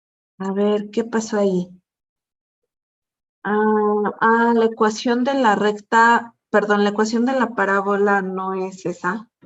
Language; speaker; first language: Spanish; native; Spanish